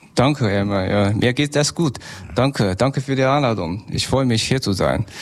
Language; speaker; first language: German; non-native, learner; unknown